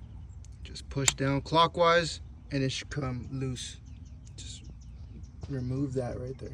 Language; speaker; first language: English; native; English